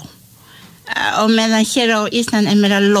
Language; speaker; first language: Icelandic; non-native, learner; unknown